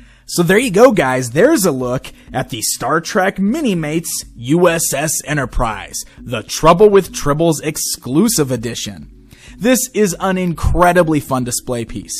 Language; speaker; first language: English; native; English